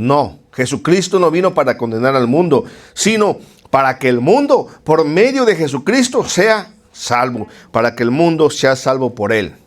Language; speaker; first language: Spanish; native; Spanish